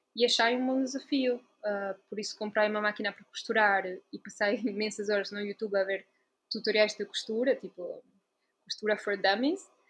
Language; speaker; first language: Portuguese; non-native, fluent; Italian